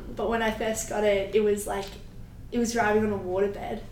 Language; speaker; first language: English; native; English